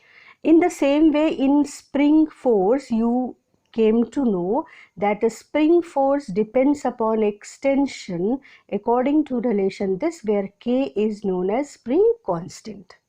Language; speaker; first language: English; non-native, local second language; Hindi